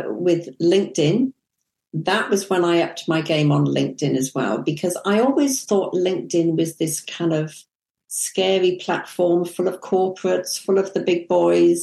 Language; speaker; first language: English; native; English